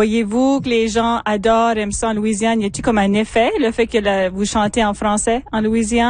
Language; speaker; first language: French; native; French